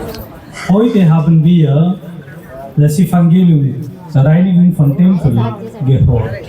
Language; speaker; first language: German; non-native, fluent; Telugu